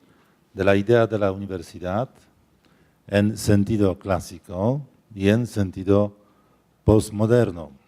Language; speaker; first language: Spanish; non-native, fluent; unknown